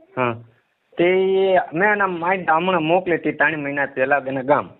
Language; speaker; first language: Gujarati; native; Gujarati